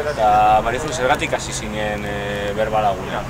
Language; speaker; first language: Basque; native; Basque